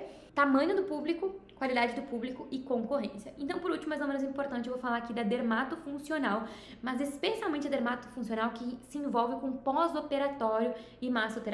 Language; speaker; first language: Portuguese; native; Portuguese